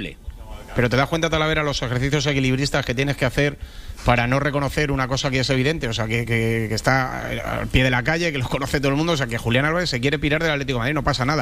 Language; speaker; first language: Spanish; native; Spanish